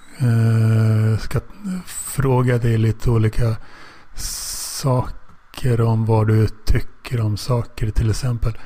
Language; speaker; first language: Swedish; native; Swedish